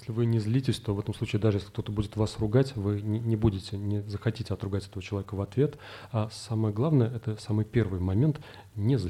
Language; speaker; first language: Russian; native; Russian